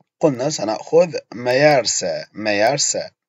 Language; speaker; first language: Arabic; non-native, fluent; Turkish